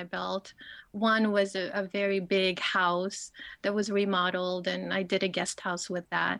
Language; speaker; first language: English; early bilingual, other home language; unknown